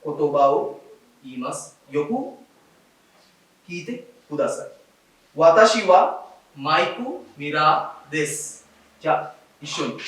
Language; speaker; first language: Japanese; non-native, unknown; Sinhala